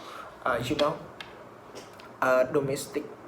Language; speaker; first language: English; non-native, learner; Vietnamese